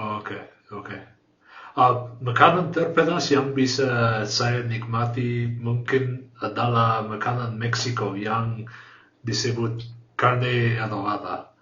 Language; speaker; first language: Indonesian; non-native, learner; English